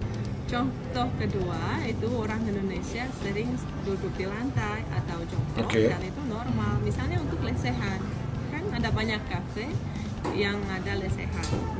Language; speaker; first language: Indonesian; non-native, fluent; Russian